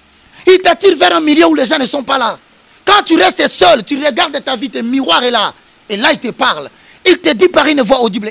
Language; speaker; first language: French; non-native, local second language; Lingala